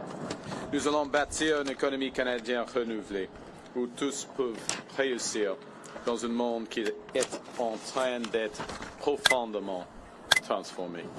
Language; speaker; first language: French; non-native, fluent; English